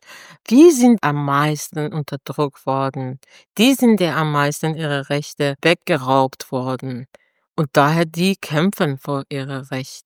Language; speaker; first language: German; non-native, fluent; Persian